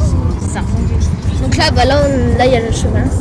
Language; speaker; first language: French; native; French